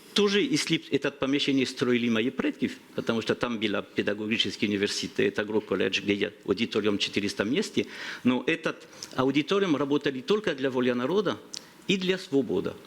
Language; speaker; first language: Russian; non-native, learner; French